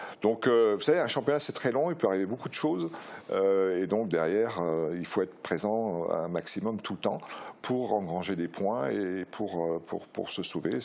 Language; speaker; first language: French; native; French